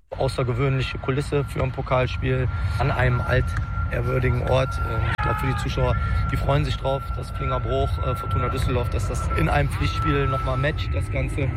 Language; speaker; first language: German; native; German